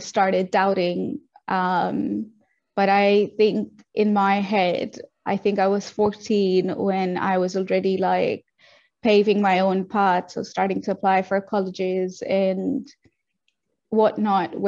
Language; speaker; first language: English; native; English